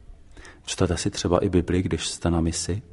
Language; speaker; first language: Czech; native; Czech